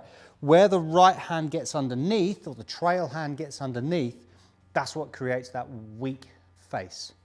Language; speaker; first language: English; native; English